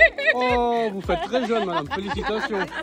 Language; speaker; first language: French; non-native, local second language; Morisyen